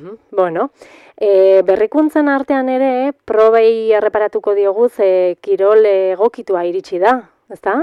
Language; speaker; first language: Basque; native; Basque